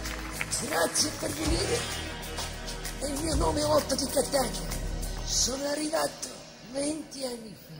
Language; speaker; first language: Italian; non-native, learner; French